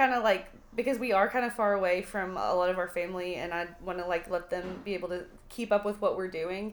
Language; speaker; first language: English; native; English